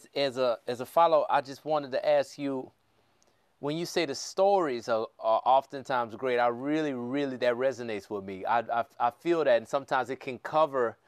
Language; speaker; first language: English; native; English